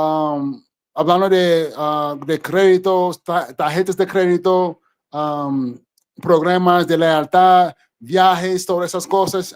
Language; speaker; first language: Spanish; non-native, fluent; English